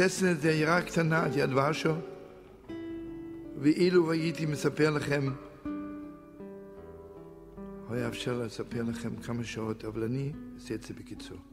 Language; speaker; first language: Hebrew; non-native, fluent; Yiddish